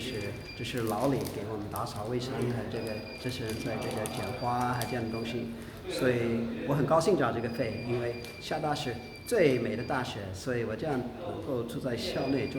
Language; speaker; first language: Chinese; non-native, fluent; English